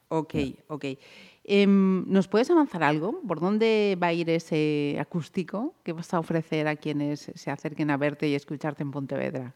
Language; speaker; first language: Spanish; native; Spanish